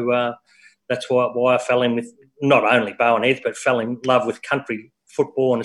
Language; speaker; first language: English; native; English